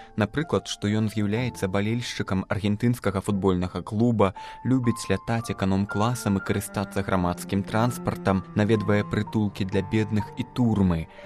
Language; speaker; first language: Belarusian; native; Belarusian